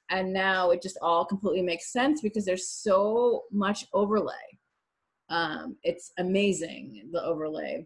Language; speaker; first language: English; native; English